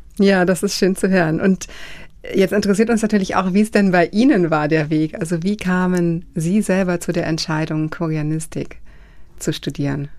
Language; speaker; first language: German; native; German